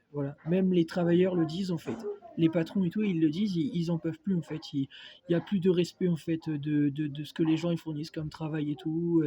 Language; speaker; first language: French; native; French